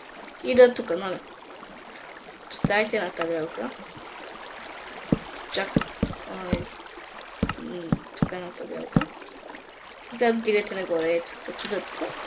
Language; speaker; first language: Bulgarian; native; Bulgarian